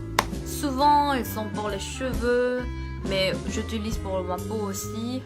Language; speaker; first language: French; non-native, fluent; Korean